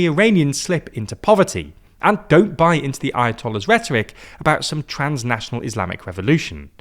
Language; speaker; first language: English; native; English